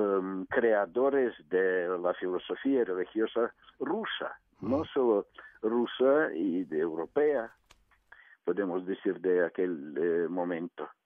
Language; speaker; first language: Spanish; non-native, fluent; Russian